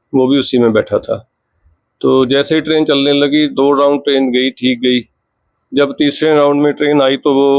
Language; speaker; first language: Hindi; native; Hindi